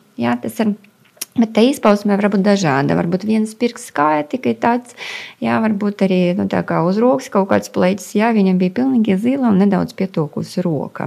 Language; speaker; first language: Latvian; non-native, local second language; Russian